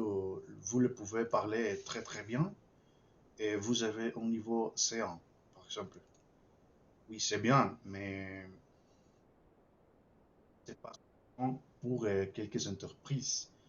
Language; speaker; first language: French; non-native, fluent; Spanish